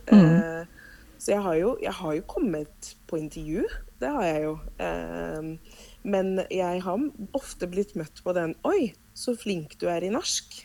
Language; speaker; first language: Norwegian; early bilingual, other home language; Spanish